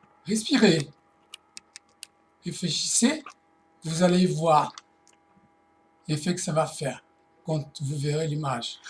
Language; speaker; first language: French; non-native, fluent; Portuguese